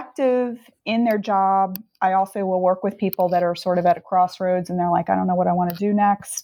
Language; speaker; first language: English; native; English